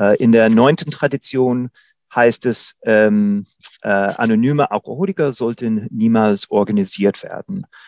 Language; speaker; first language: German; non-native, fluent; English